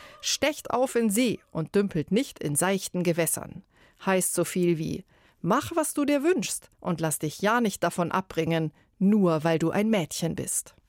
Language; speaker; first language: German; native; German